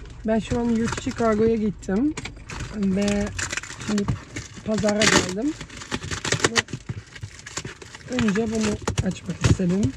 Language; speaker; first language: Turkish; early bilingual, heritage; Turkish